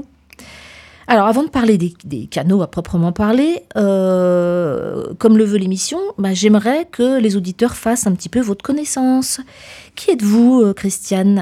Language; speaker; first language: French; native; French